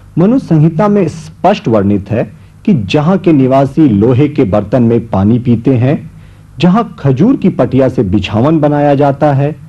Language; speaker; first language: Hindi; native; Hindi